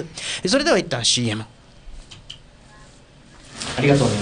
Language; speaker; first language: Japanese; native; Japanese